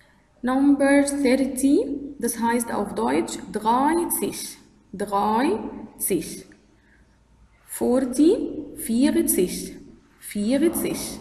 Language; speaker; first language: German; non-native, fluent; Arabic